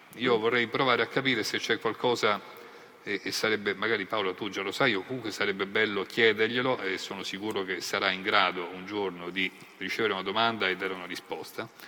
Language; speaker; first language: Italian; native; Italian